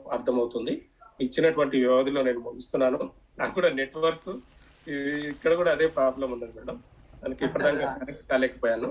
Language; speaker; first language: Telugu; native; Telugu